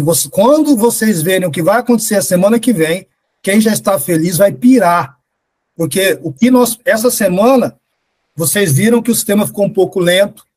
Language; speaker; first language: Portuguese; native; Portuguese